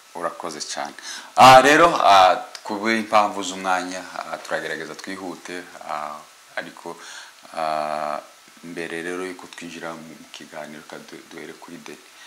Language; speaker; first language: Kinyarwanda; native; Kinyarwanda